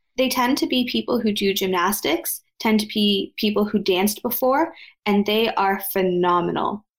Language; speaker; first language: English; native; English